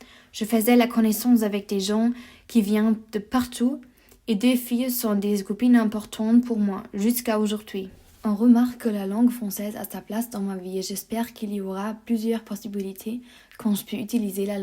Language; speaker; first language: French; non-native, learner; German